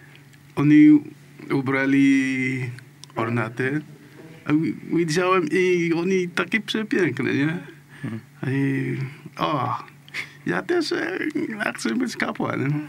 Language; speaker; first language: Polish; non-native, learner; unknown